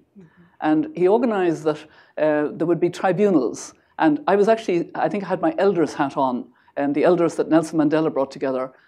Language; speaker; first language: English; native; English